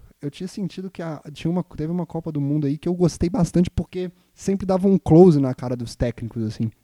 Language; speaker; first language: Portuguese; native; Portuguese